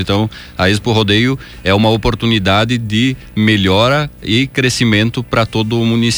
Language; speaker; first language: Portuguese; native; Portuguese